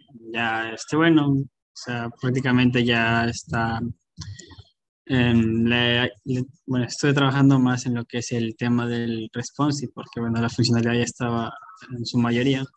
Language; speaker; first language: Spanish; native; Spanish